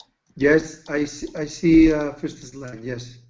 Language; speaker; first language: English; non-native, learner; Spanish